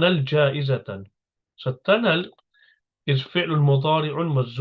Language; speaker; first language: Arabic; non-native, fluent; English